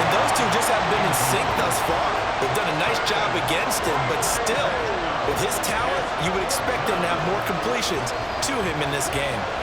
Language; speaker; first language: English; native; English